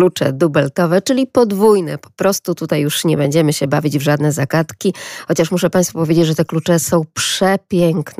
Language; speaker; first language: Polish; native; Polish